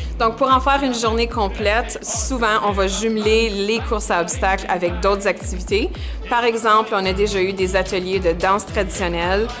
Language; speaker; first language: French; native; French